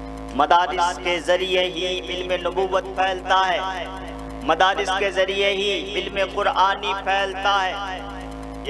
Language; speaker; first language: Urdu; native; Urdu